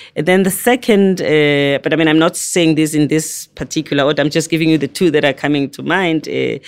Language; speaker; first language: English; non-native, local second language; Zulu